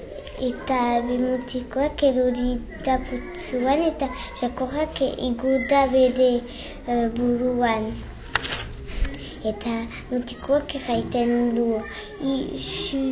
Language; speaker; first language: Basque; non-native, local second language; French